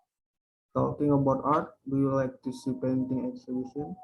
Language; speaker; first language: English; non-native, learner; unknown